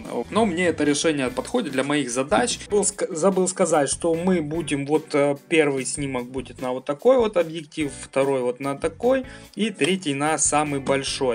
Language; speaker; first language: Russian; native; Russian